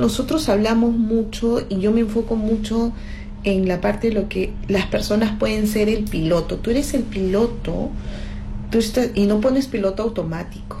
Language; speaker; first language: Spanish; native; Spanish